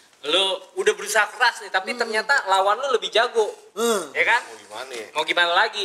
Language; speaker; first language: Indonesian; native; Indonesian